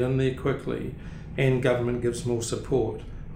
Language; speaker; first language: English; native; English